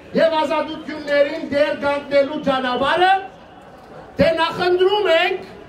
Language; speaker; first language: Armenian; early bilingual, heritage; Armenian